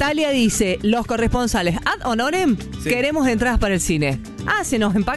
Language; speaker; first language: Spanish; native; Spanish